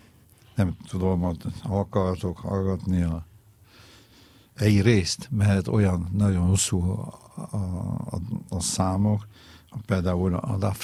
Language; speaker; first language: Hungarian; non-native, fluent; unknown